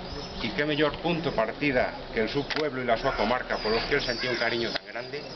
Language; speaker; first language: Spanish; native; Spanish